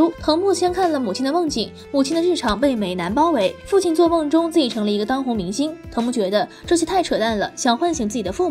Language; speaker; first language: Chinese; native; Chinese